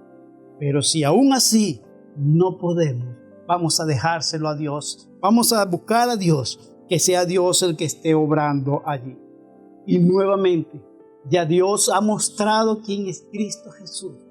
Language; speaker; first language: Spanish; native; Spanish